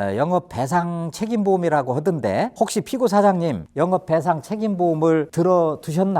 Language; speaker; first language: Korean; native; Korean